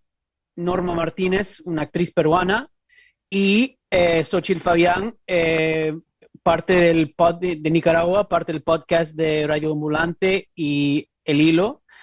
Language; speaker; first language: Spanish; non-native, fluent; English